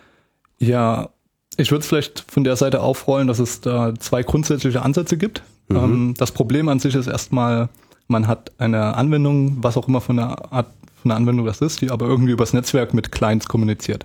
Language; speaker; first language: German; native; German